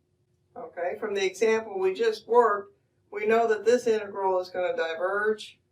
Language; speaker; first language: English; native; English